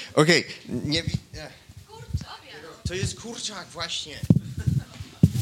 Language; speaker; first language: Polish; non-native, fluent; English